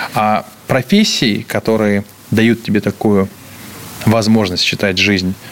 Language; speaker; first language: Russian; native; Russian